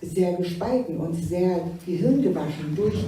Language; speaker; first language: German; native; German